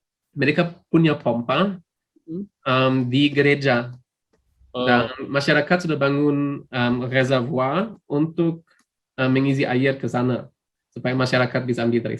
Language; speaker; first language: Indonesian; non-native, fluent; German